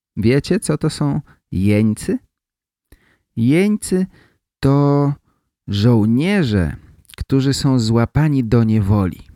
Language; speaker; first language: Polish; native; Polish